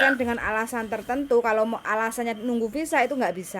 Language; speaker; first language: Indonesian; non-native, local second language; Javanese